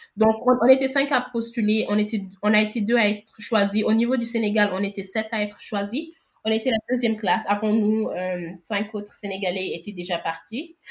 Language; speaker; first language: French; non-native, local second language; Wolof